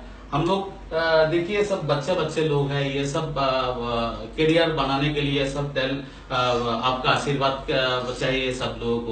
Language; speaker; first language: Hindi; non-native, local second language; Bangla